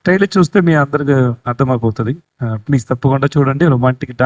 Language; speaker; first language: Telugu; non-native, fluent; Tamil